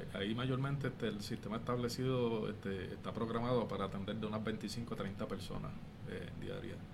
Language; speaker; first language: Spanish; native; Spanish